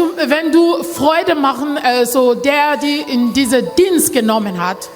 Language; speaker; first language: German; non-native, learner; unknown